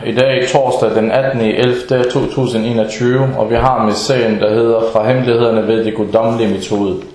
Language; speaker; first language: Danish; early bilingual, other home language; Arabic